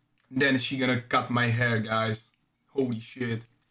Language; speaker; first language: English; non-native, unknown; Czech